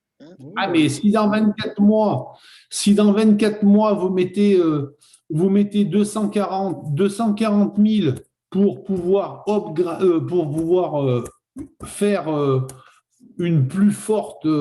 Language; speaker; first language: French; native; French